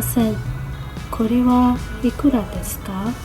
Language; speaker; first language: Japanese; non-native, learner; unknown